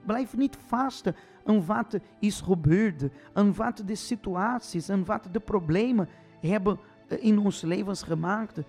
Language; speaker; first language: Dutch; non-native, fluent; Portuguese